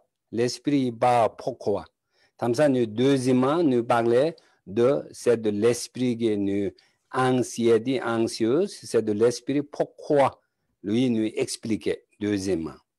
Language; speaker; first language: French; non-native, learner; Tibetan